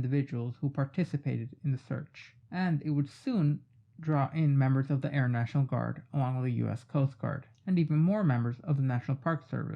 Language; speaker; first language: English; native; English